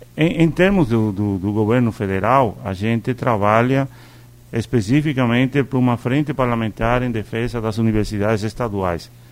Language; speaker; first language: Portuguese; non-native, fluent; Spanish